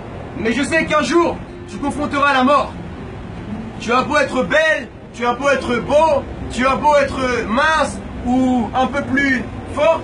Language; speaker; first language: French; native; French